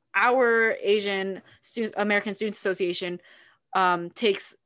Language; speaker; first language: English; early bilingual, other home language; Filipino